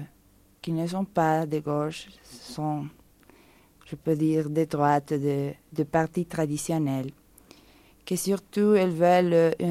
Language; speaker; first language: French; non-native, fluent; Spanish